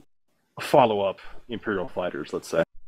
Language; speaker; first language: English; native; English